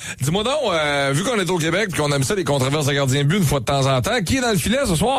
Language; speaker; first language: French; native; French